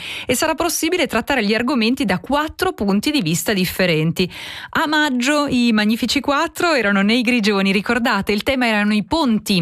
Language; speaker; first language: Italian; native; Italian